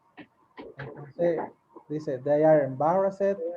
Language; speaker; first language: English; non-native, learner; Spanish